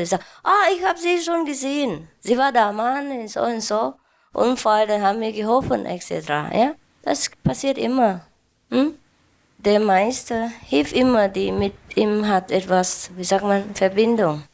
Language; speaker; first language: German; non-native, learner; Vietnamese